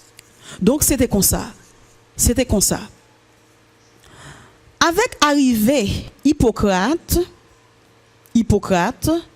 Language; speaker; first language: French; non-native, local second language; Haitian Creole